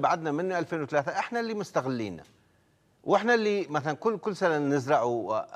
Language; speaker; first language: Arabic; non-native, local second language; Kurdish